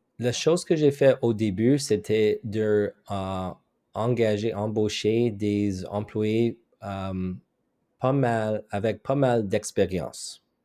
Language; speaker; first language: French; non-native, local second language; English